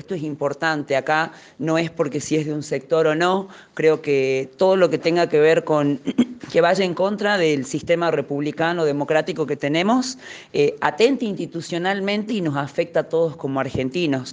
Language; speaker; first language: Spanish; native; Spanish